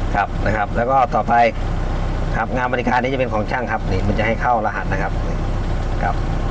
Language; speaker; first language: Thai; non-native, local second language; Northeastern Thai